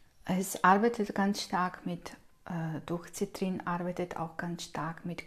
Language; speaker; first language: German; non-native, fluent; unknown